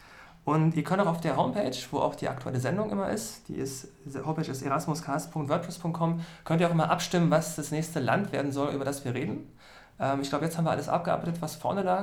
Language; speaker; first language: German; native; German